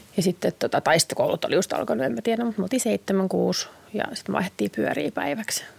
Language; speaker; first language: Finnish; native; Finnish